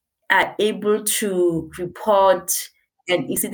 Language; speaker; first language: English; non-native, local second language; Southern Sotho